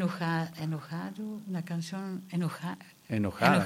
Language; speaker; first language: Spanish; non-native, learner; German